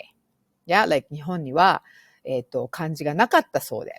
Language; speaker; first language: Japanese; non-native, fluent; English